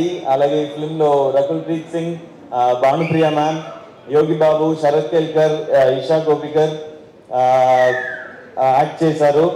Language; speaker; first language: Telugu; non-native, learner; Tamil